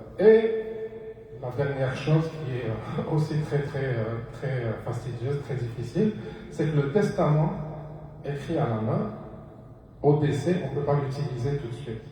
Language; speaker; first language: French; non-native, local second language; Arabic